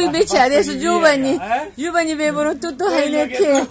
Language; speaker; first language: Italian; non-native, learner; Korean